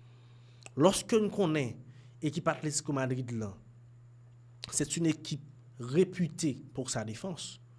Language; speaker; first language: French; non-native, local second language; Haitian Creole